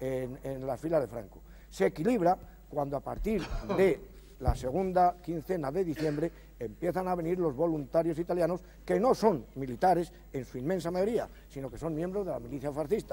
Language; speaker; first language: Spanish; native; Spanish